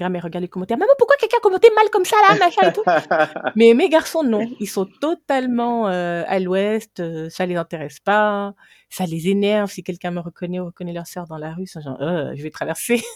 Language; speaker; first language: French; non-native, local second language; Fang